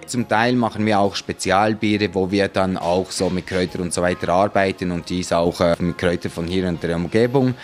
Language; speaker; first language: German; native; German